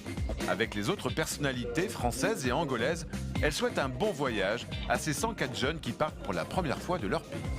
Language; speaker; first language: French; native; French